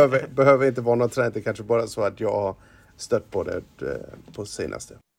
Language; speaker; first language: Swedish; non-native, fluent; German